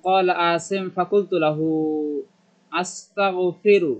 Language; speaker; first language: Arabic; non-native, learner; Bangla